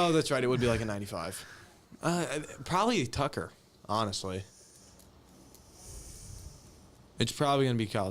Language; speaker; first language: English; native; English